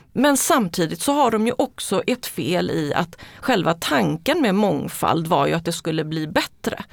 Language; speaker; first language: Swedish; early bilingual, other home language; Spanish